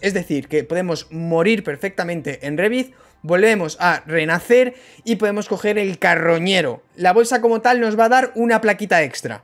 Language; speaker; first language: Spanish; native; Spanish